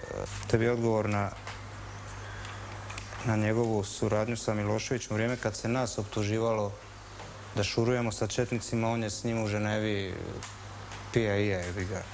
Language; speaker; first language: Croatian; native; Croatian